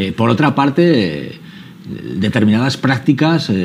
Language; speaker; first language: Spanish; native; Spanish